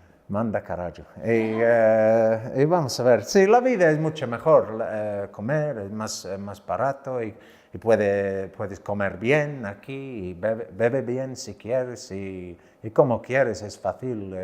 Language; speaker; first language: Spanish; non-native, learner; English